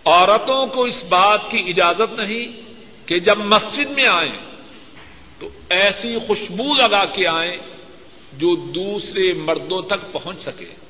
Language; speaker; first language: Urdu; non-native, local second language; Punjabi